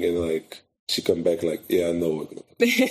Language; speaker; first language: English; non-native, fluent; Portuguese